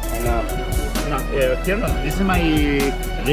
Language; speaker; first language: English; non-native, learner; Spanish